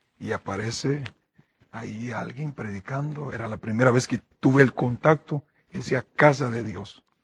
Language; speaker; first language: Spanish; non-native, fluent; Portuguese